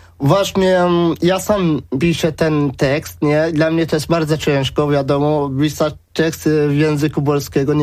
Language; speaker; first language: Polish; early bilingual, other home language; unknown